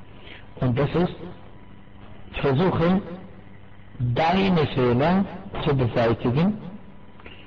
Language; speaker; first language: German; non-native, fluent; Arabic